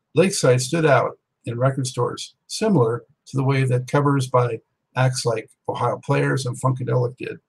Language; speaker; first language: English; native; English